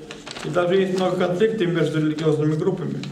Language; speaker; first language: Russian; native; Russian